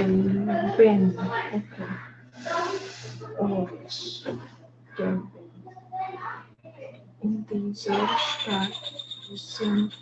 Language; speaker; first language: German; non-native, learner; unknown